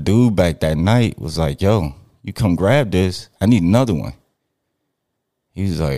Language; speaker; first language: English; native; English